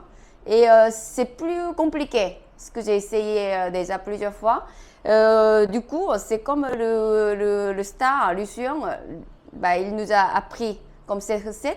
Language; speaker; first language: French; non-native, fluent; Korean